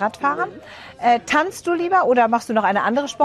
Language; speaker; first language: German; native; German